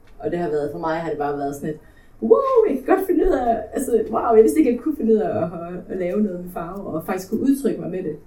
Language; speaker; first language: Danish; early bilingual, other home language; Polish